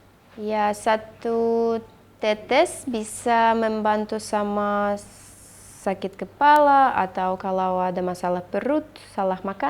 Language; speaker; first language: Indonesian; non-native, fluent; Russian